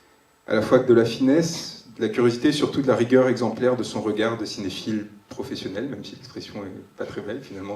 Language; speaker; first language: French; native; French